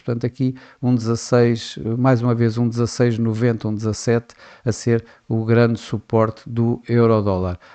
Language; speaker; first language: Portuguese; native; Portuguese